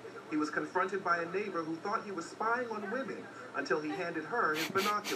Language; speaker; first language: English; native; English